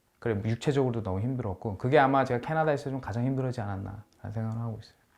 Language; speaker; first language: Korean; native; Korean